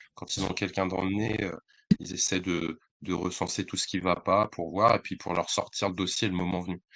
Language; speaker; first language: French; native; French